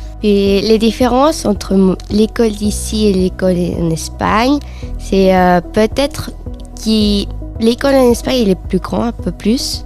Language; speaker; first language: French; non-native, fluent; Spanish